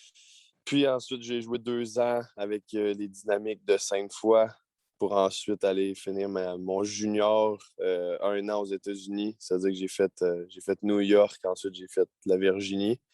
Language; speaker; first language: French; native; French